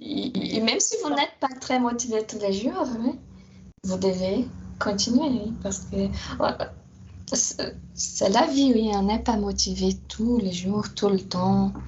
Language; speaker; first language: French; non-native, fluent; Portuguese